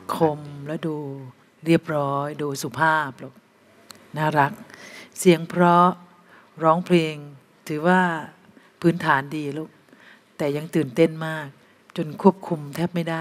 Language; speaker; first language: Thai; native; Thai